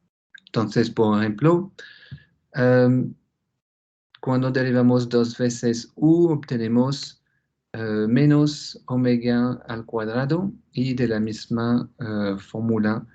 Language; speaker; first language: Spanish; non-native, fluent; French